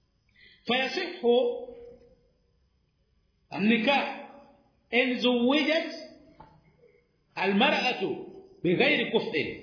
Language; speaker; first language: Arabic; non-native, fluent; Swahili